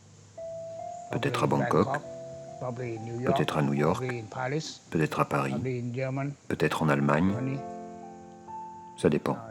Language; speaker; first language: French; non-native, learner; Thai